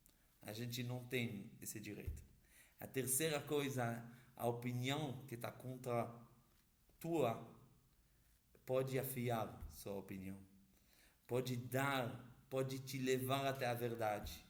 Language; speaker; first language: Portuguese; non-native, fluent; Hebrew